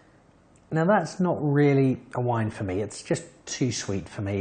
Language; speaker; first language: English; native; English